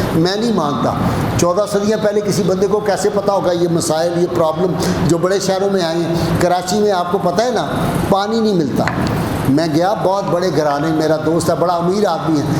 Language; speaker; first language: Urdu; non-native, local second language; Punjabi